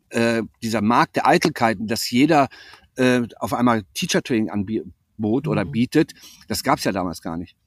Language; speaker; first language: German; native; German